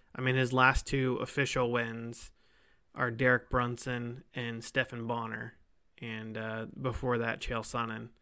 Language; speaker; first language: English; native; English